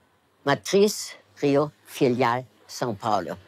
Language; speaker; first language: Portuguese; non-native, fluent; German